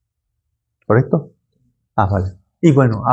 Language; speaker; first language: Spanish; non-native, learner; Korean